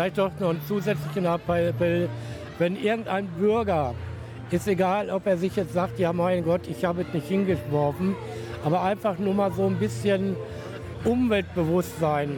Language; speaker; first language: German; native; German